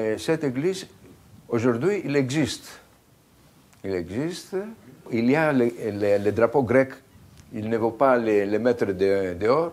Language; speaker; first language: French; non-native, fluent; Greek